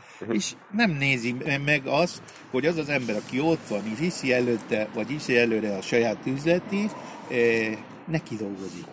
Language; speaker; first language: Hungarian; early bilingual, heritage; Spanish